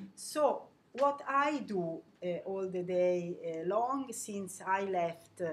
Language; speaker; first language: English; non-native, fluent; Italian